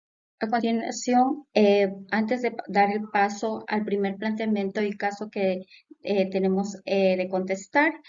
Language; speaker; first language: Spanish; native; Spanish